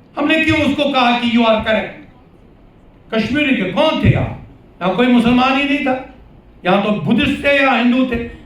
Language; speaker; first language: Urdu; non-native, local second language; Kashmiri